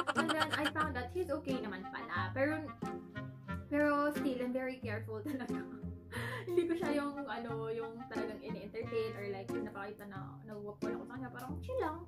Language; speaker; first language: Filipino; non-native, local second language; Cebuano